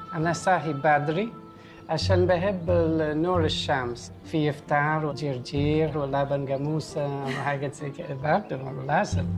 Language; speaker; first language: Arabic; non-native, learner; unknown